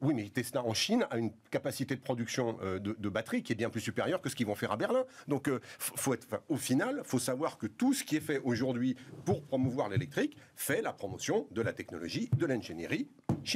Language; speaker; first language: French; native; French